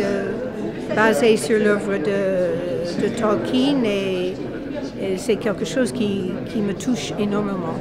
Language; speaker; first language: French; non-native, fluent; English